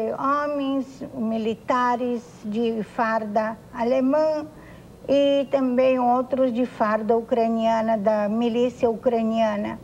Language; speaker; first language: Portuguese; non-native, fluent; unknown